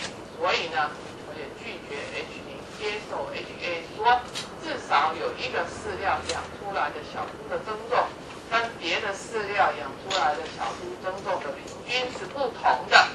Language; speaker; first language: Chinese; native; Chinese